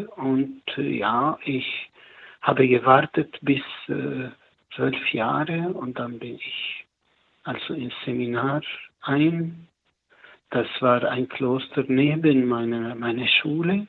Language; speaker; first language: German; non-native, learner; Arabic